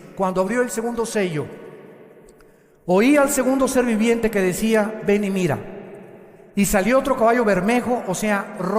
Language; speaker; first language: Spanish; native; Spanish